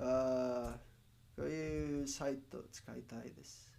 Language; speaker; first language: Japanese; non-native, learner; Spanish